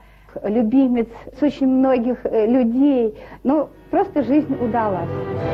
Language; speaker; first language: Russian; native; Russian